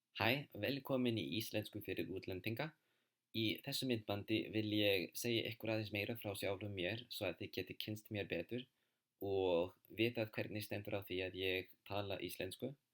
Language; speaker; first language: Icelandic; non-native, fluent; English